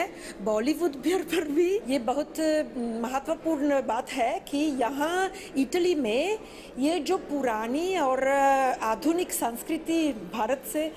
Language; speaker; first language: Hindi; non-native, fluent; Italian